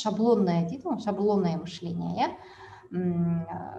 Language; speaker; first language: Russian; non-native, local second language; Kazakh